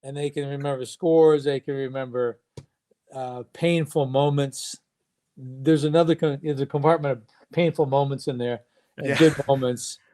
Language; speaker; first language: English; native; English